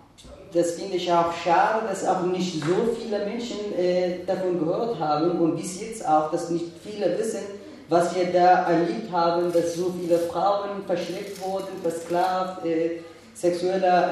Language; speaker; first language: German; non-native, fluent; Kurdish